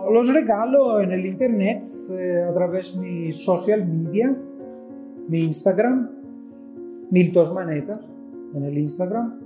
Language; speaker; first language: Spanish; non-native, fluent; Greek